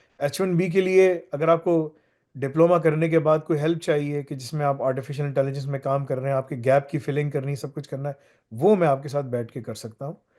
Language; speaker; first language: Urdu; native; Urdu